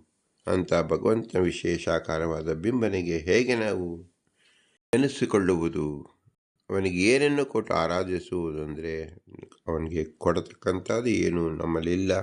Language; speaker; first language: Kannada; native; Kannada